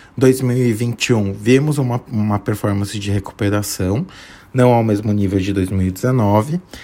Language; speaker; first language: Portuguese; native; Portuguese